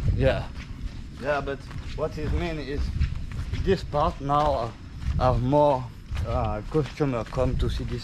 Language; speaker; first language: English; non-native, learner; French